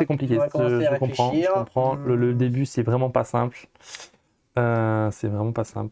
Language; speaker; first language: French; native; French